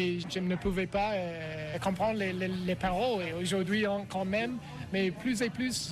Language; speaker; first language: French; non-native, learner; English